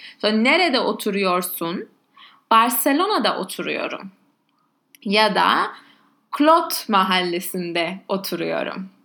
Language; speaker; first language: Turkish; non-native, learner; Spanish